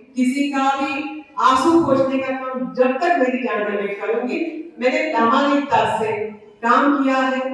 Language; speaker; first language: Hindi; non-native, local second language; Marathi